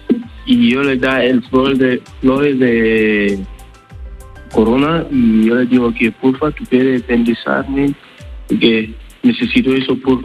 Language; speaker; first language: Spanish; non-native, learner; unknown